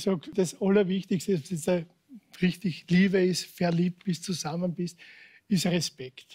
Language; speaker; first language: German; native; German